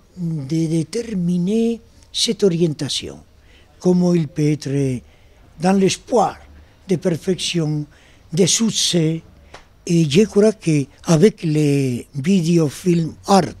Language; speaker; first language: French; non-native, learner; Spanish